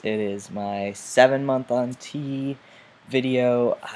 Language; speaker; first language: English; native; English